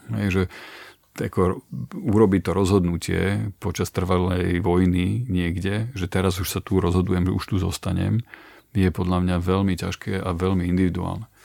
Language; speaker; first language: Slovak; native; Slovak